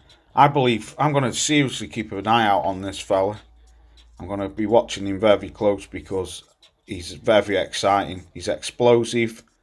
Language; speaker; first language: English; native; English